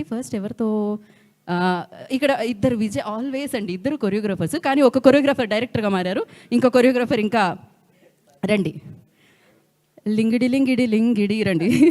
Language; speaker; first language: Telugu; native; Telugu